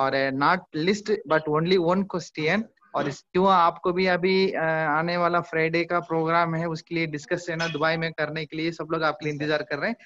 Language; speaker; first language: Hindi; non-native, fluent; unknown